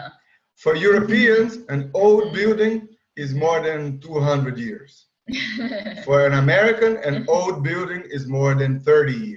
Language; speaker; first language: English; non-native, fluent; Portuguese